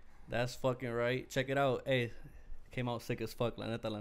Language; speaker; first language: English; early bilingual, other home language; Spanish